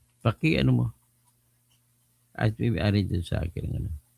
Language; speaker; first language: Filipino; native; Filipino